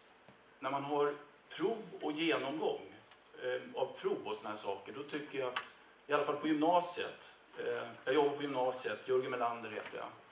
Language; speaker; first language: Swedish; native; Swedish